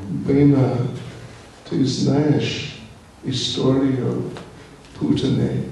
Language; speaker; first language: Russian; non-native, learner; English